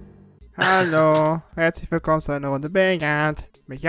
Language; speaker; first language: German; native; German